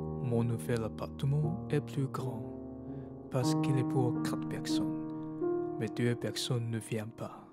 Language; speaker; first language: French; non-native, learner; Cantonese